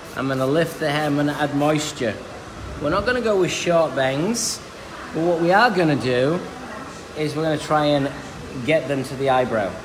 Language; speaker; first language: English; native; English